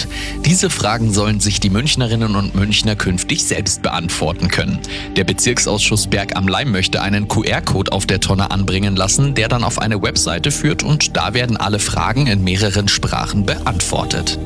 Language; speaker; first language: German; native; German